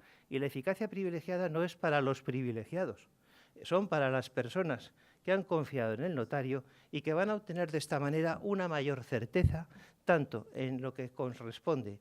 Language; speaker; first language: Spanish; native; Spanish